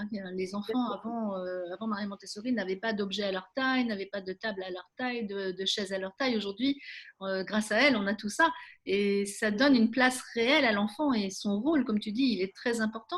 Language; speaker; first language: French; native; French